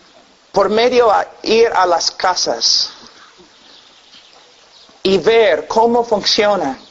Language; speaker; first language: Spanish; non-native, fluent; English